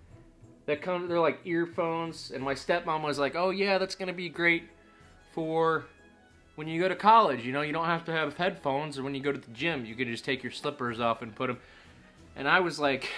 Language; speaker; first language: English; native; English